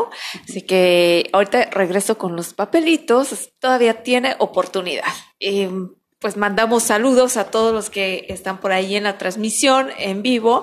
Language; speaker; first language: Spanish; native; Spanish